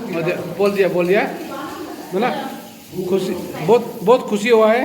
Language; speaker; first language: Hindi; non-native, local second language; Rongmei Naga